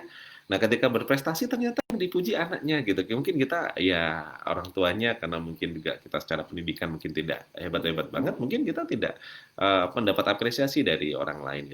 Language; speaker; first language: Indonesian; native; Indonesian